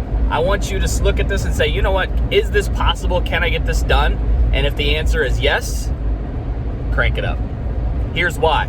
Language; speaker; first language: English; native; English